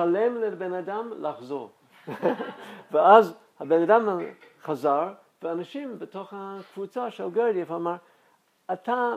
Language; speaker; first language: Hebrew; non-native, fluent; English